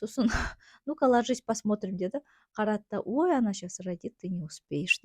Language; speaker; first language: Russian; non-native, local second language; Kazakh